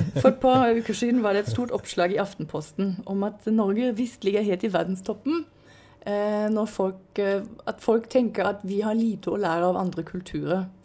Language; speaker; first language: Norwegian; non-native, fluent; German